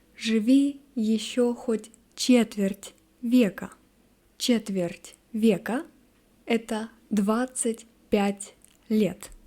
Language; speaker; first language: Russian; native; Russian